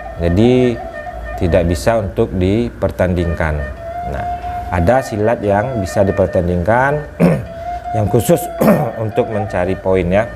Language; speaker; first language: Indonesian; non-native, local second language; Minangkabau